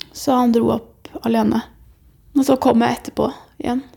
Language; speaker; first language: Norwegian; native; Norwegian